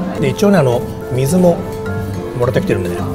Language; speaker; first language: Japanese; native; Japanese